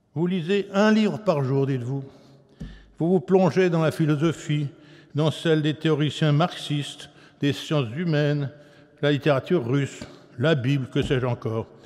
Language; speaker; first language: French; native; French